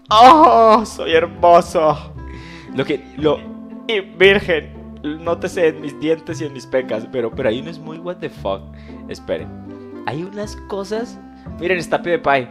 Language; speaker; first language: Spanish; native; Spanish